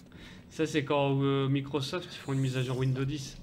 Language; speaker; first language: French; native; French